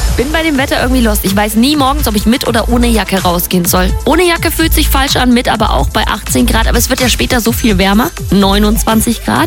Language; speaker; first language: German; native; German